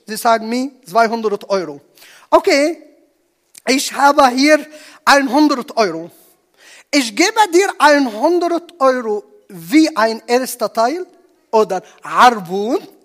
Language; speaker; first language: German; non-native, learner; Arabic